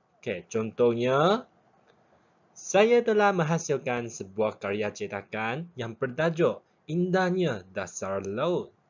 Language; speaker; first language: Malay; non-native, local second language; Chinese